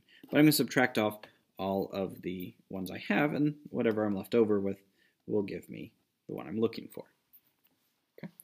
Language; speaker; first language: English; native; English